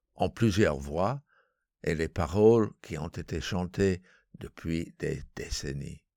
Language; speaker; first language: French; non-native, fluent; English